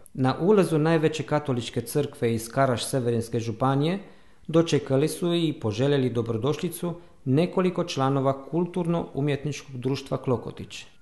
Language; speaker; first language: Bosnian; early bilingual, heritage; Croatian